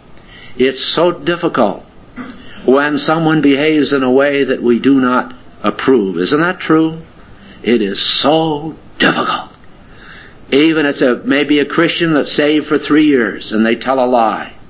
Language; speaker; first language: English; native; English